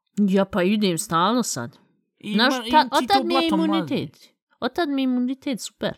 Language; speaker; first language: Bosnian; early bilingual, heritage; Bosnian